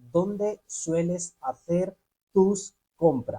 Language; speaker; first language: Spanish; non-native, fluent; Urdu